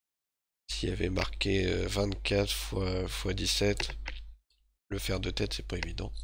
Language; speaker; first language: French; native; French